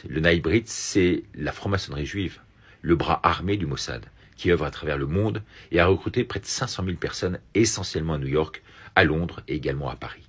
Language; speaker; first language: French; native; French